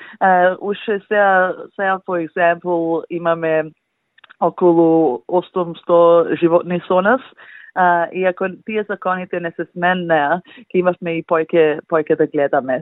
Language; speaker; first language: Macedonian; early bilingual, heritage; Macedonian